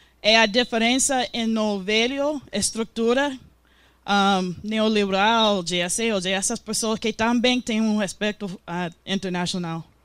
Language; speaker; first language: Portuguese; non-native, learner; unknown